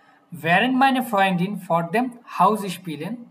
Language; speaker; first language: German; non-native, fluent; Bangla